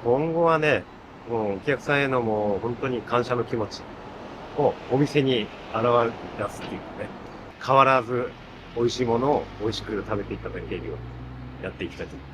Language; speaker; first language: Japanese; native; Japanese